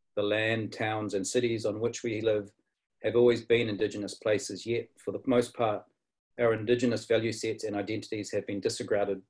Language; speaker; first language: English; native; English